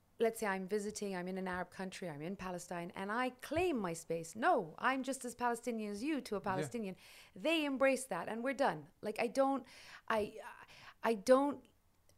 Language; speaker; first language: English; native; English